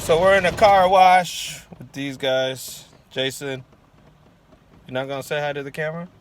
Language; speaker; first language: English; native; English